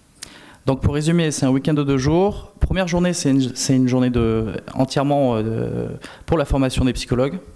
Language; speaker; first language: French; native; French